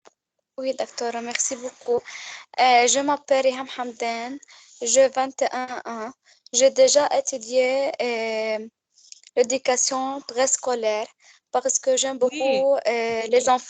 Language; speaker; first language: French; non-native, learner; Arabic